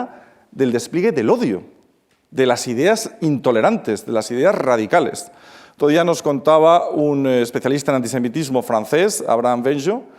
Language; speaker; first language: Spanish; native; Spanish